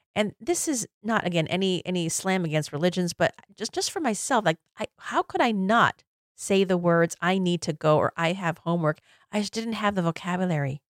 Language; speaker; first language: English; native; English